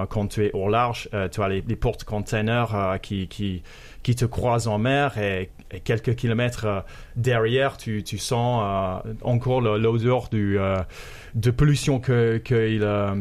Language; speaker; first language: French; non-native, fluent; English